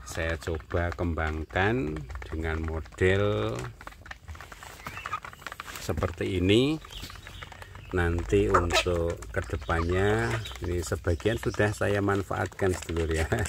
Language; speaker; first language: Indonesian; native; Indonesian